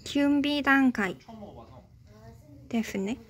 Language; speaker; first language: Japanese; non-native, fluent; Korean